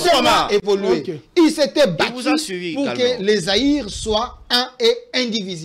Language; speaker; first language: French; non-native, local second language; Lingala